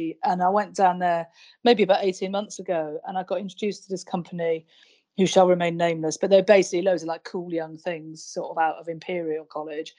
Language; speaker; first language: English; native; English